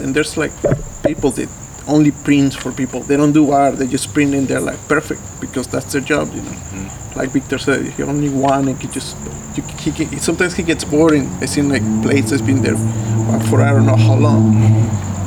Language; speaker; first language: English; non-native, fluent; Spanish